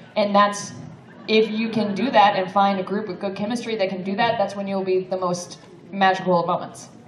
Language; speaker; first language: English; native; English